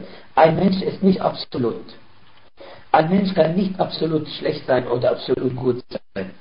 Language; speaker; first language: German; non-native, fluent; Arabic